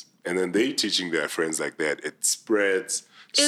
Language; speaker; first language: English; non-native, local second language; Southern Sotho